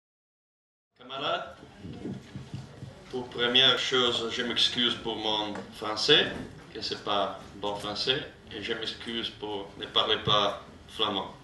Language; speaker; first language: French; non-native, learner; Italian